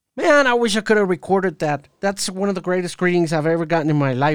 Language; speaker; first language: English; non-native, fluent; Spanish